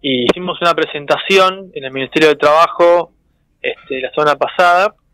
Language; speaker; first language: Spanish; native; Spanish